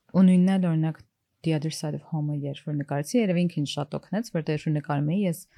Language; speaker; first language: Armenian; early bilingual, heritage; Armenian